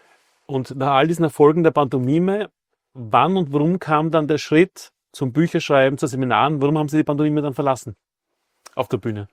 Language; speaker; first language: German; native; German